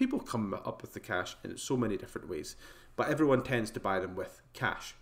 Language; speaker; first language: English; native; English